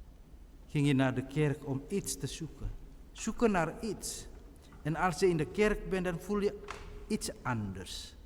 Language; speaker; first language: Dutch; non-native, fluent; Indonesian